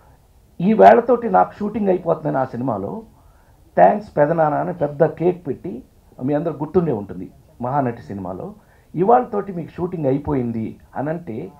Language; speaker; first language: Telugu; native; Telugu